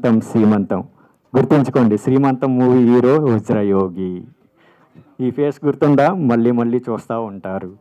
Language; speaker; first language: Telugu; native; Telugu